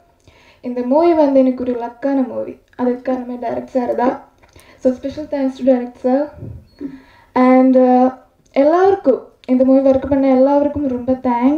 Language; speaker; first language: Tamil; non-native, learner; Malayalam